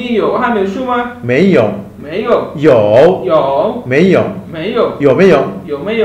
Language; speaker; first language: Chinese; non-native, learner; Bangla